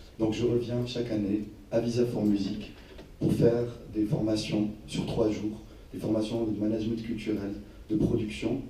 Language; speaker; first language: French; non-native, local second language; Arabic